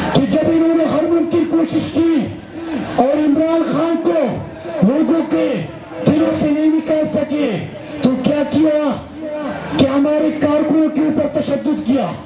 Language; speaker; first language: Urdu; non-native, local second language; Pashto